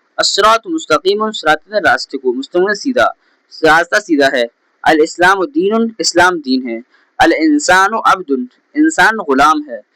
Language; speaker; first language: Urdu; native; Urdu